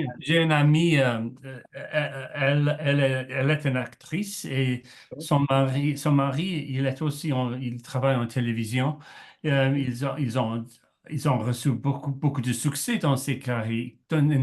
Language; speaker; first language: French; non-native, learner; English